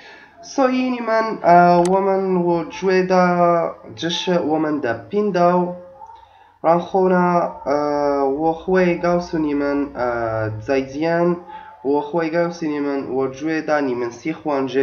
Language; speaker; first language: Chinese; non-native, learner; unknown